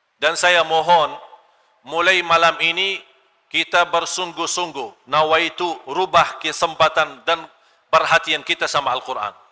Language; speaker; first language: Malay; non-native, fluent; Arabic